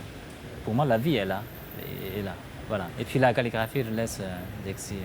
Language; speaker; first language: French; non-native, fluent; Chinese